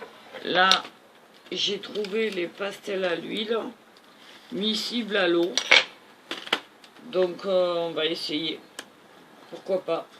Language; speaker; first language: French; native; French